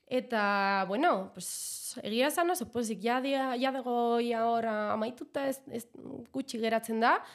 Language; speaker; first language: Basque; non-native, local second language; Spanish